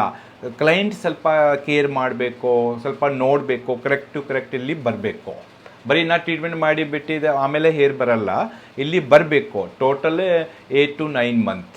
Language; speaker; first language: Kannada; non-native, local second language; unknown